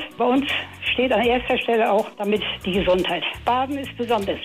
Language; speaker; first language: German; native; German